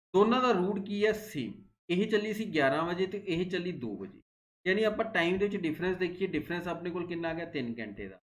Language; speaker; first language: Hindi; non-native, local second language; Punjabi